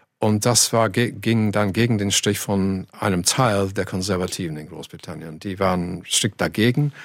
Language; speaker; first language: German; non-native, fluent; English